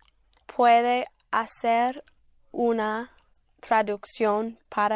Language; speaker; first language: Spanish; non-native, learner; English